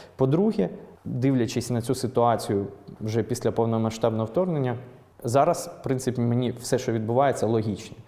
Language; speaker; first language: Ukrainian; non-native, local second language; Russian